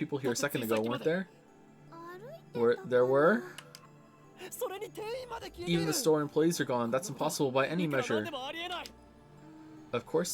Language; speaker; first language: English; native; English